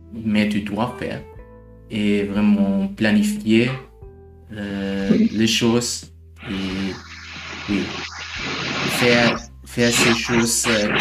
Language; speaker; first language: French; non-native, learner; German